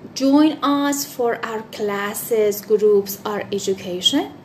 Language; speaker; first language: English; non-native, fluent; Persian